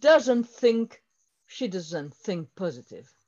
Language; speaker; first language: English; non-native, learner; French